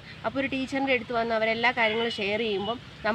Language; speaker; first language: Malayalam; native; Malayalam